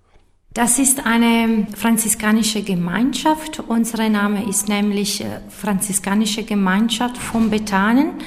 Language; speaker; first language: German; non-native, fluent; Italian